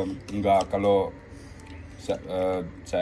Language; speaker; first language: Indonesian; early bilingual, heritage; Dutch